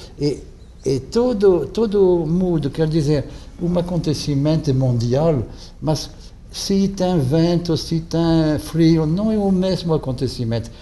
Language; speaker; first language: Portuguese; non-native, fluent; French